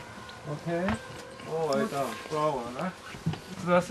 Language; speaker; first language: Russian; non-native, learner; Korean